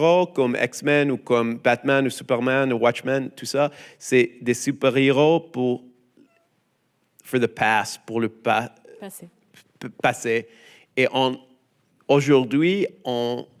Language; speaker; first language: French; non-native, learner; English